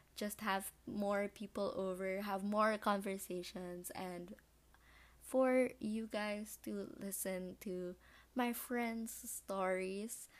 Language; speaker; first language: English; non-native, local second language; Filipino